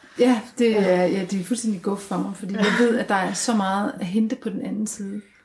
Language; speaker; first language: Danish; native; Danish